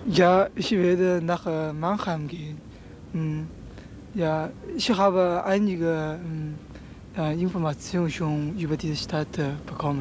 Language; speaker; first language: German; non-native, learner; Chinese